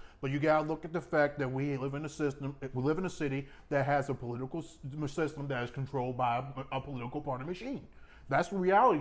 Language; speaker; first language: English; native; English